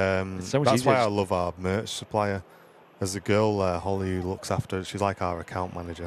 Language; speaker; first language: English; native; English